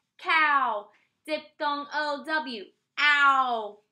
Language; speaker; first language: English; native; English